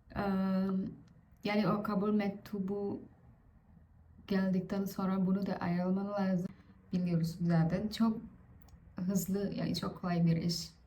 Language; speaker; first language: Turkish; non-native, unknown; Vietnamese